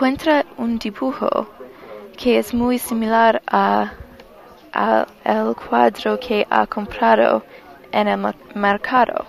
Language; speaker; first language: Spanish; non-native, learner; English